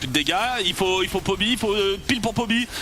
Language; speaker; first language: French; native; French